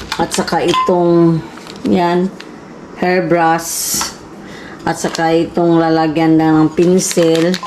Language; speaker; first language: Filipino; non-native, local second language; Cebuano